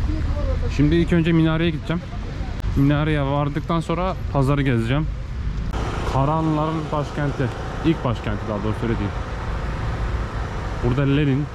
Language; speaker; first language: Turkish; native; Turkish